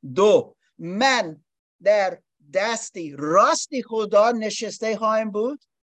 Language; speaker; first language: Persian; non-native, learner; English